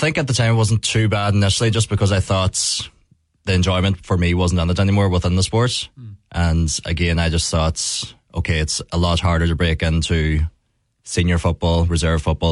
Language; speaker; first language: English; native; English